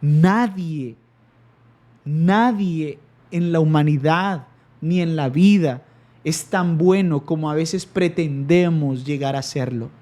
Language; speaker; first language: Spanish; native; Spanish